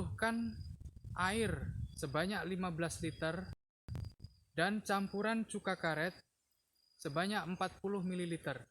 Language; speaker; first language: Indonesian; native; Indonesian